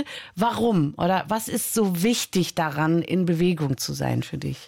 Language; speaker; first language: German; native; German